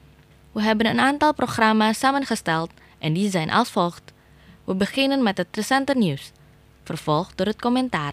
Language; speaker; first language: Dutch; non-native, learner; Indonesian